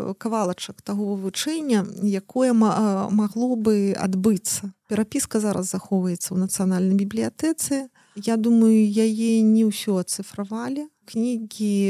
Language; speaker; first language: Belarusian; non-native, local second language; Russian